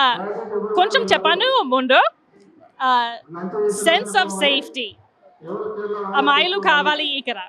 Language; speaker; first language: Telugu; non-native, learner; English